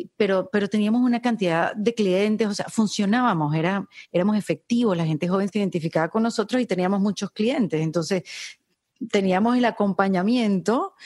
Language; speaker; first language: Spanish; native; Spanish